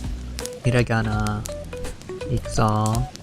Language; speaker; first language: Japanese; non-native, learner; English